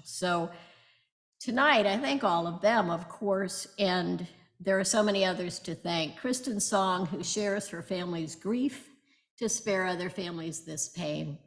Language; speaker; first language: English; native; English